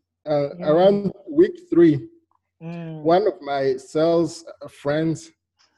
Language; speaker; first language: English; non-native, local second language; Kinyarwanda